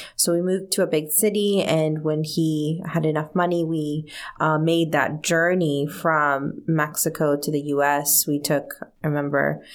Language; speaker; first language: English; early bilingual, other home language; Spanish